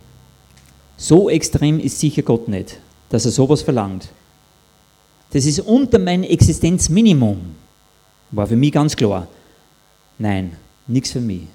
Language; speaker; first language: German; native; German